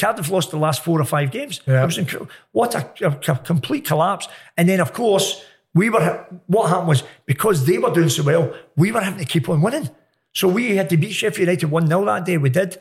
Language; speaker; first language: English; native; English